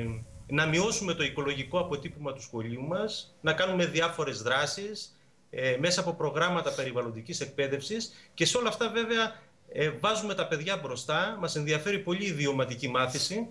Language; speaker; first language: Greek; native; Greek